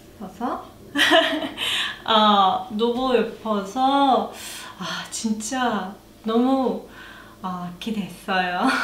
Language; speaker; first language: Korean; non-native, learner; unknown